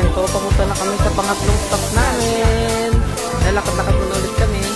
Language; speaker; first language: Filipino; native; Filipino